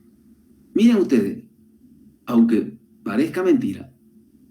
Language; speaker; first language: Spanish; native; Spanish